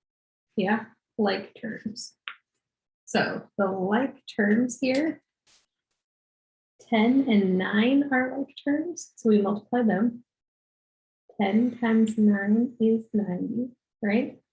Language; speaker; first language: English; native; English